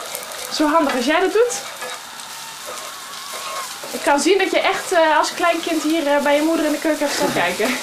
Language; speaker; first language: Dutch; native; Dutch